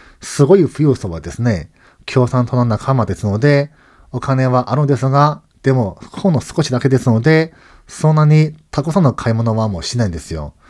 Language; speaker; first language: Japanese; non-native, fluent; Chinese